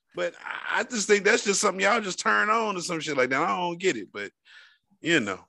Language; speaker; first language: English; native; English